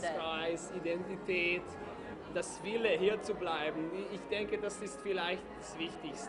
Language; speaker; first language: German; non-native, local second language; Hungarian